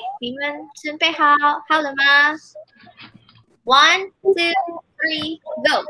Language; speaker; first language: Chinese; non-native, learner; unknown